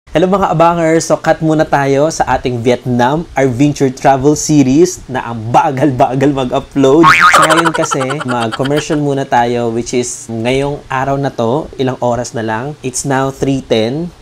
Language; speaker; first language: Filipino; native; Filipino